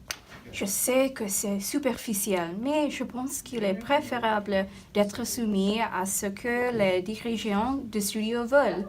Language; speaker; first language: French; non-native, learner; English